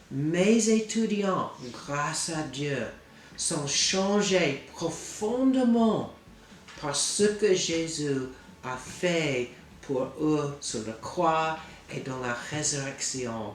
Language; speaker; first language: French; non-native, fluent; English